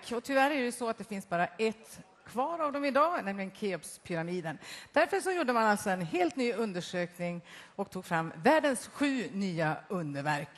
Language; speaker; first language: Swedish; native; Swedish